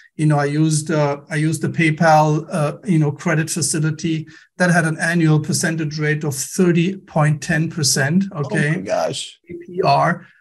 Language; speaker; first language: English; non-native, fluent; German